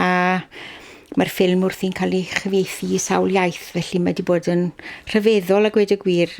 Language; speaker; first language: Welsh; native; Welsh